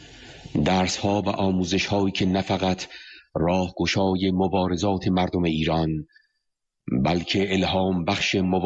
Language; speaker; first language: Persian; native; Persian